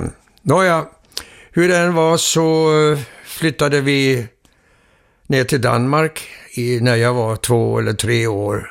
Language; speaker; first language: Swedish; early bilingual, heritage; Swedish